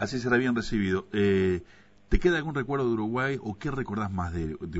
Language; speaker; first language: Spanish; native; Spanish